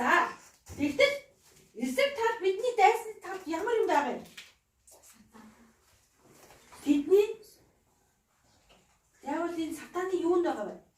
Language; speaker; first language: Mongolian; non-native, fluent; Korean